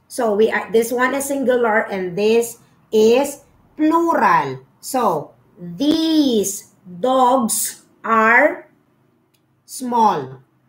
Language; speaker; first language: English; non-native, local second language; Filipino